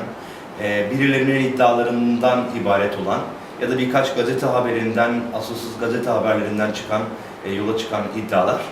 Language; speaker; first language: Turkish; native; Turkish